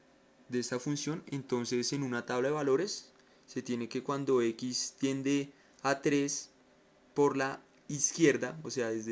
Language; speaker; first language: Spanish; native; Spanish